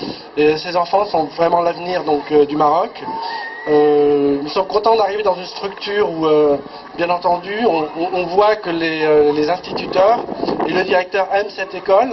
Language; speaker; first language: French; native; French